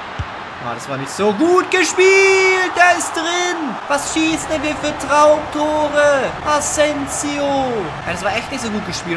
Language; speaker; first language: German; native; German